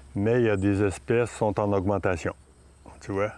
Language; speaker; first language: French; native; French